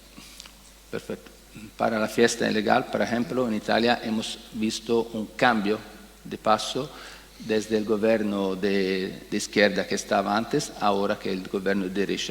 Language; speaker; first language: Spanish; non-native, learner; Italian